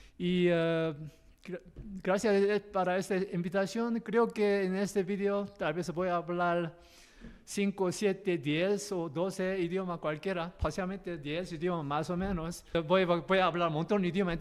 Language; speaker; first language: Spanish; non-native, learner; Korean